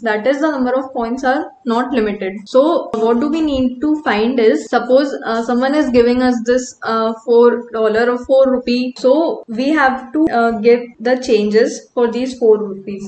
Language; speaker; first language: English; non-native, local second language; Hindi